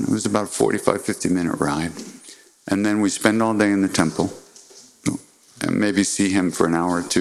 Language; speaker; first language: English; native; English